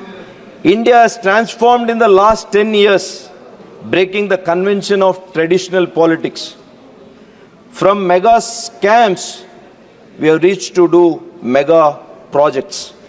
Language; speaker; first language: English; non-native, local second language; Kannada